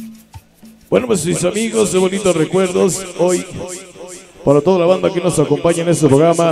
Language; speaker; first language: Spanish; native; Spanish